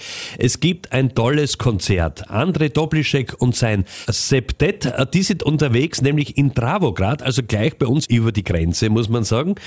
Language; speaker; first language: German; native; German